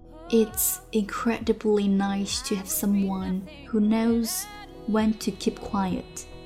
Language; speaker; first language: English; non-native, fluent; Chinese